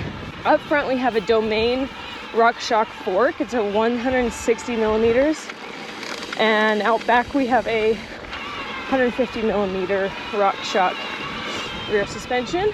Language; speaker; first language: English; native; English